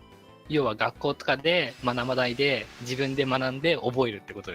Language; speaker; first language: Japanese; native; Japanese